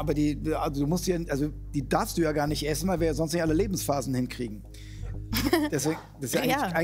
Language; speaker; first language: German; native; German